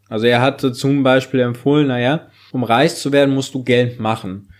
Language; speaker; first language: German; native; German